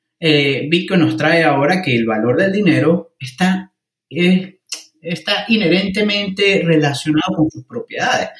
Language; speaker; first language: Spanish; native; Spanish